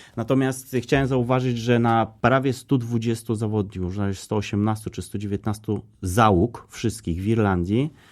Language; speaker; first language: Polish; native; Polish